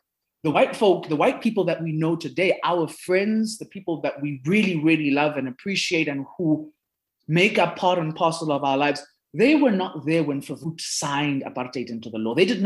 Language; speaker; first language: English; non-native, local second language; Zulu